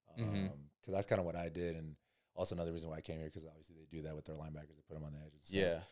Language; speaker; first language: English; native; English